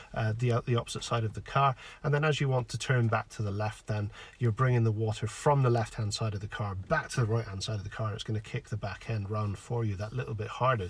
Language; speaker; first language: English; native; English